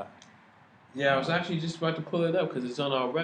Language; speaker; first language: English; native; English